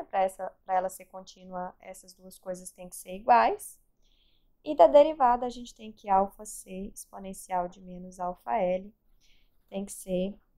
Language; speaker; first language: Portuguese; native; Portuguese